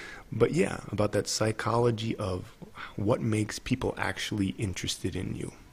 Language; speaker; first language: English; native; English